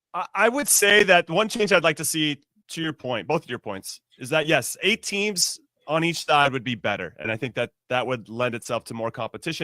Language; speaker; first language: English; native; English